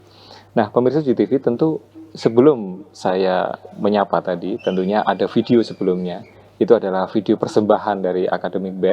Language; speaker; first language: Indonesian; native; Indonesian